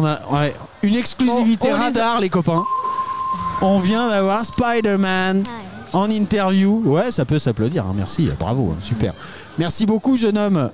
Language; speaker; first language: French; native; French